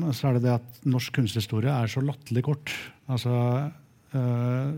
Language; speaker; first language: Norwegian; native; Norwegian